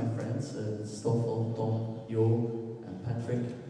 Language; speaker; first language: English; non-native, fluent; Dutch